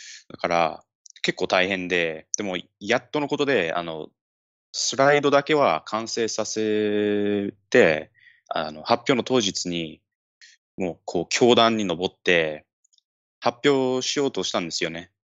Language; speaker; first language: Japanese; non-native, fluent; English